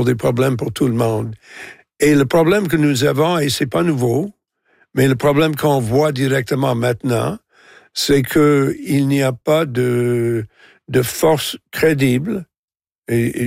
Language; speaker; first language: French; non-native, local second language; English